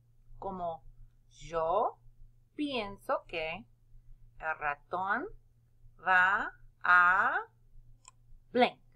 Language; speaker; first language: Spanish; non-native, fluent; English